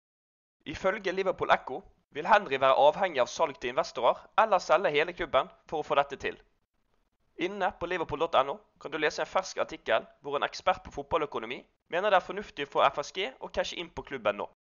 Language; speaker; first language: Norwegian; native; Norwegian